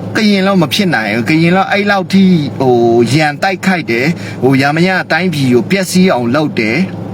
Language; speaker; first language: Burmese; non-native, local second language; Mon